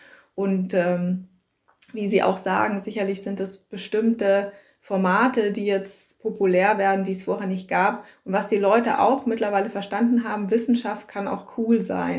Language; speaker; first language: German; native; German